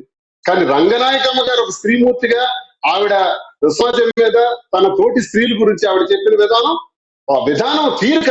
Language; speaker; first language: Telugu; native; Telugu